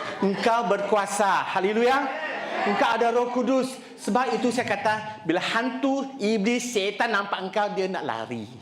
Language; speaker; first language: Malay; non-native, local second language; Chinese